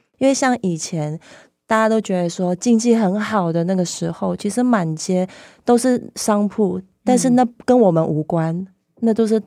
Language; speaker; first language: Chinese; non-native, local second language; Cantonese